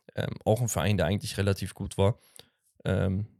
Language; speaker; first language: German; early bilingual, other home language; Turkish